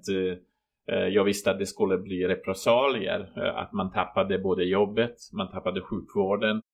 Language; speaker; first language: Swedish; non-native, fluent; Croatian